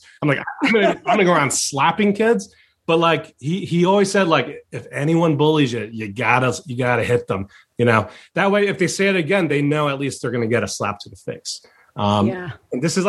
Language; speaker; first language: English; early bilingual, other home language; Chinese